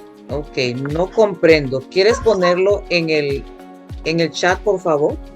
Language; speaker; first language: Spanish; non-native, fluent; English